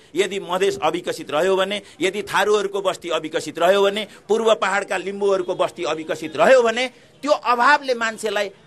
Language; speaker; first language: Nepali; native; Nepali